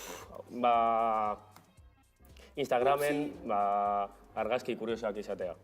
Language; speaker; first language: Basque; non-native, local second language; Spanish